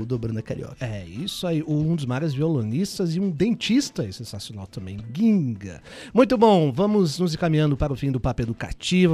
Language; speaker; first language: Portuguese; native; Portuguese